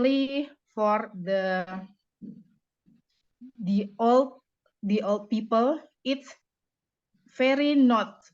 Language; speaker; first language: English; non-native, learner; Indonesian